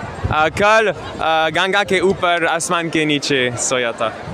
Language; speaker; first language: Hindi; non-native, learner; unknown